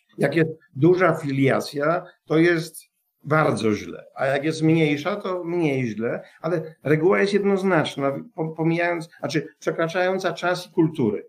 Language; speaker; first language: Polish; native; Polish